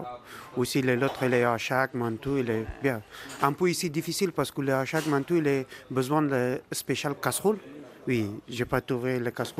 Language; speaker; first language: French; non-native, learner; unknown